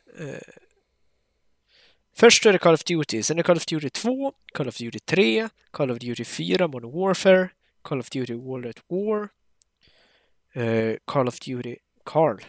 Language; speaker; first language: Swedish; native; Swedish